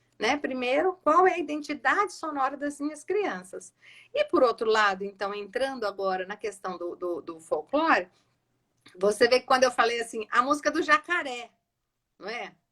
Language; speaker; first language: Portuguese; native; Portuguese